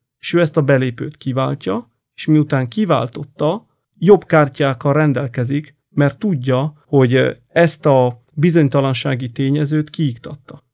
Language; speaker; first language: Hungarian; non-native, fluent; Italian